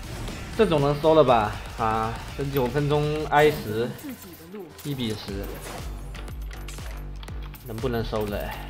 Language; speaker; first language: Chinese; native; Chinese